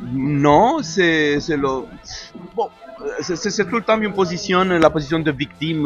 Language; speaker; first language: French; non-native, fluent; Romanian